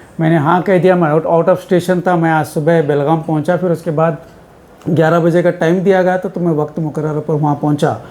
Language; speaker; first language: Hindi; non-native, local second language; Urdu